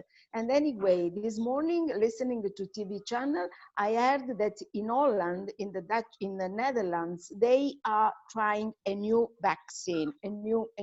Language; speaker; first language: English; non-native, fluent; Italian